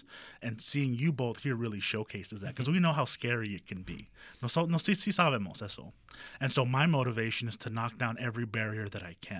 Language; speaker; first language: English; early bilingual, other home language; Spanish